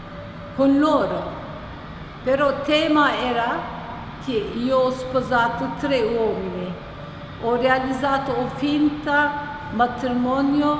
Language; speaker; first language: Italian; non-native, learner; Turkish